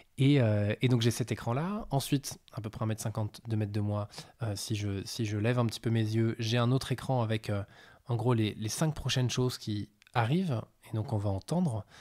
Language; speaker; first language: French; native; French